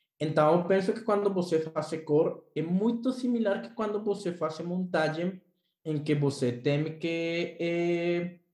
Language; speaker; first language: Portuguese; non-native, learner; Spanish